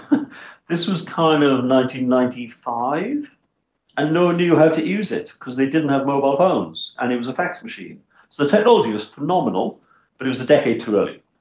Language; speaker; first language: English; native; English